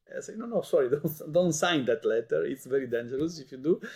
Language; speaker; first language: English; non-native, fluent; Italian